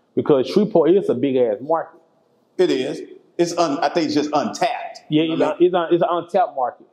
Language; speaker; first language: English; native; English